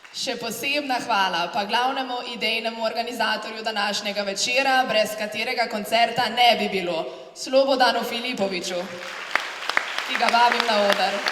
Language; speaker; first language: Slovenian; native; Slovenian